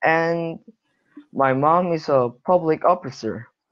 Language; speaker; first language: English; non-native, learner; Korean